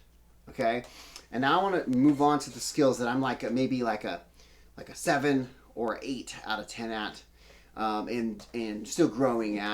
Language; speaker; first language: English; native; English